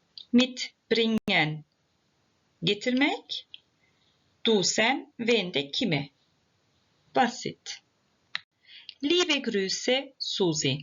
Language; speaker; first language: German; non-native, fluent; Turkish